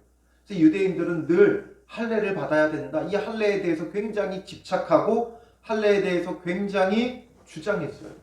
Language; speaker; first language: Korean; native; Korean